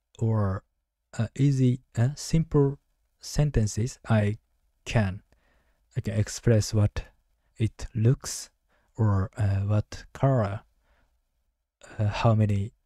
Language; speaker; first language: English; non-native, learner; Japanese